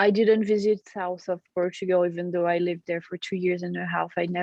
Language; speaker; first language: English; non-native, fluent; French